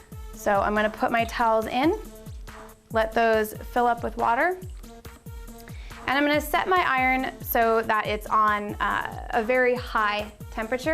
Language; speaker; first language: English; native; English